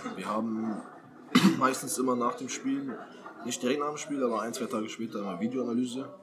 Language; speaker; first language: German; native; German